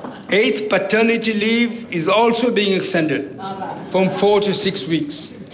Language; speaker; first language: English; non-native, local second language; Morisyen